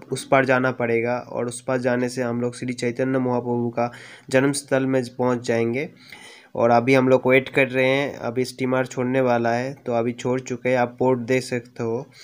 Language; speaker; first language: Hindi; non-native, local second language; Bangla